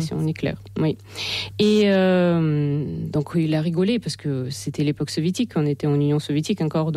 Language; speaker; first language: French; non-native, fluent; Russian